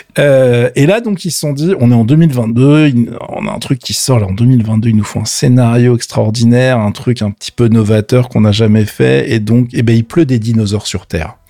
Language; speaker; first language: French; native; French